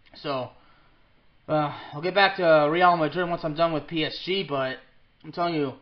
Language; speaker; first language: English; early bilingual, other home language; French